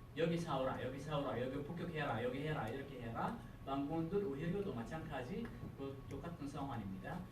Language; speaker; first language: Korean; non-native, fluent; Arabic